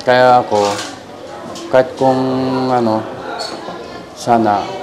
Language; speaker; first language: Filipino; non-native, learner; Japanese